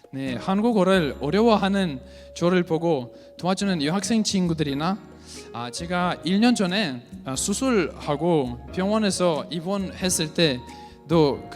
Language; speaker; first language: Korean; non-native, fluent; Russian